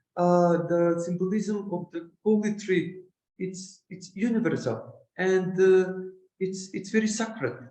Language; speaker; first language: English; non-native, learner; Macedonian